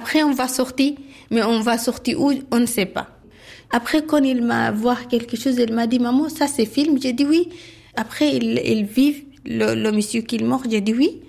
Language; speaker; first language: French; non-native, learner; Arabic